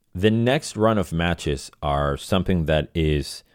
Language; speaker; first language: English; non-native, fluent; Spanish